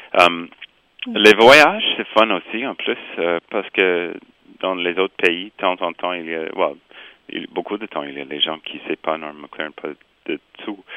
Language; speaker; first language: French; non-native, local second language; English